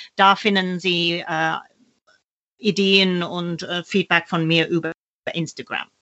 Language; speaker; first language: German; non-native, fluent; English